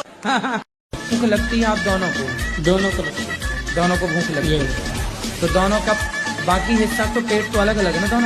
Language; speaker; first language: Hindi; native; Hindi